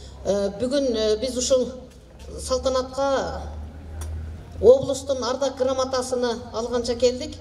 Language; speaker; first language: Kyrgyz; native; Kyrgyz